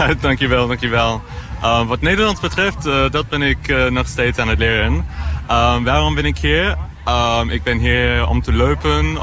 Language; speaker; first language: Dutch; non-native, fluent; English